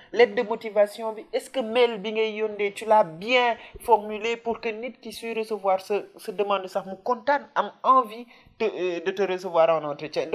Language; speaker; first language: French; non-native, local second language; Wolof